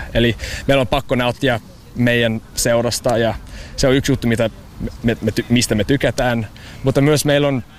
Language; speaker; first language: Finnish; non-native, learner; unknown